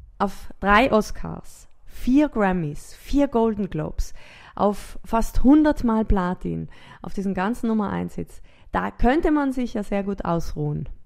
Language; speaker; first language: German; native; German